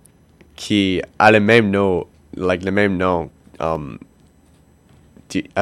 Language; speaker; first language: French; non-native, local second language; English